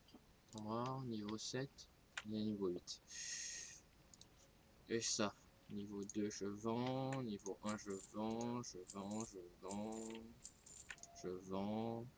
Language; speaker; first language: French; native; French